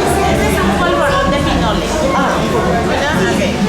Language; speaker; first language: Spanish; native; Spanish